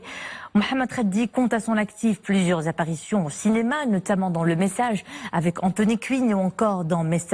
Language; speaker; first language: French; non-native, local second language; Arabic